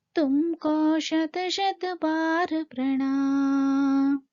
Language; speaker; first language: Hindi; non-native, local second language; Kannada